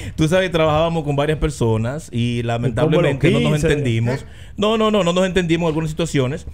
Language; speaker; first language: Spanish; native; Spanish